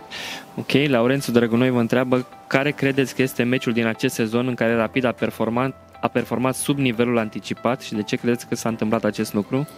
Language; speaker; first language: Romanian; native; Romanian